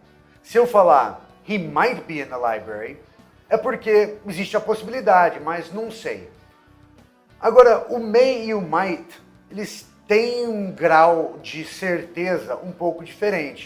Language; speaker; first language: Portuguese; non-native, fluent; English